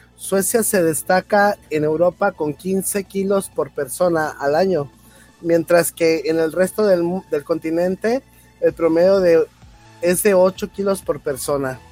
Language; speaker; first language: Spanish; native; Spanish